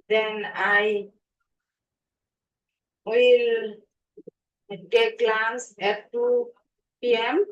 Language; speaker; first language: English; non-native, learner; Bangla